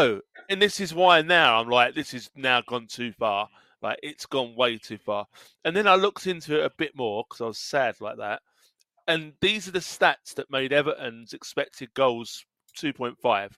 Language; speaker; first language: English; native; English